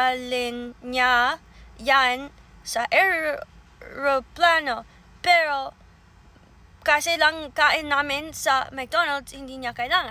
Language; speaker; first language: Filipino; early bilingual, heritage; Filipino